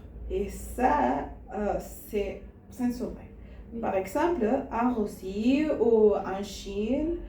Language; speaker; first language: French; non-native, learner; Spanish